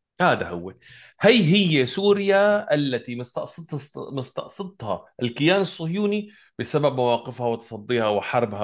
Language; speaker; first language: Arabic; native; Arabic